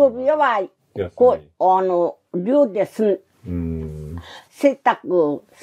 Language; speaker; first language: Japanese; non-native, learner; Korean